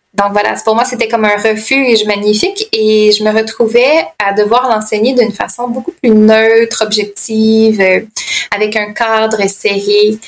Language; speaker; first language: French; native; French